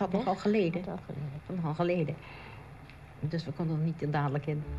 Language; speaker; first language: Dutch; native; Dutch